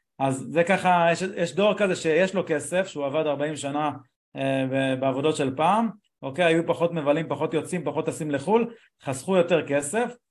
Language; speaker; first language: Hebrew; native; Hebrew